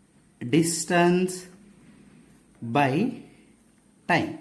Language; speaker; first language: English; non-native, local second language; Kannada